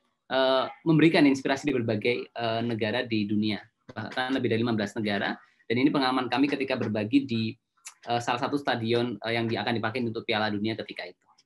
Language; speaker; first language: Indonesian; native; Indonesian